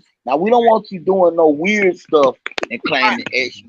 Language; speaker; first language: English; native; English